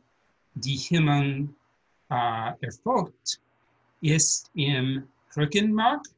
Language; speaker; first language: German; non-native, learner; English